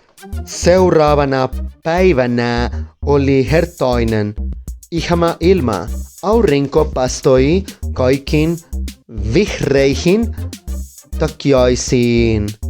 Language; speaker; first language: Finnish; non-native, learner; Spanish